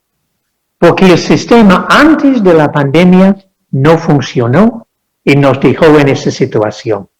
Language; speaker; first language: Spanish; non-native, fluent; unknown